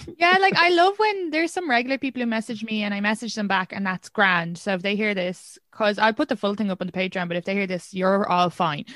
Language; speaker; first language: English; native; English